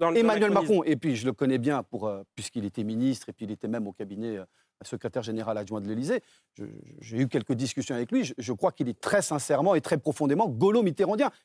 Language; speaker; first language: French; early bilingual, other home language; Portuguese